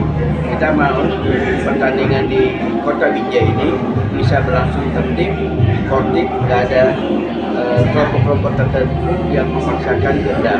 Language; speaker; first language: Indonesian; native; Indonesian